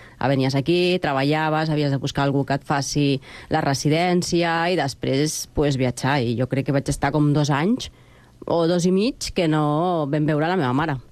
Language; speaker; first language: Catalan; early bilingual, other home language; Spanish